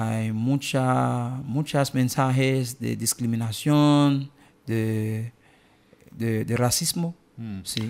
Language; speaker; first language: Spanish; non-native, learner; Haitian Creole